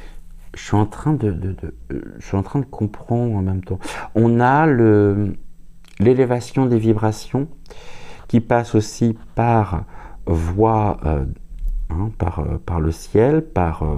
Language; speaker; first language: French; native; French